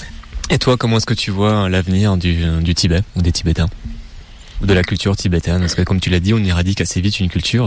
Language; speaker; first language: French; native; French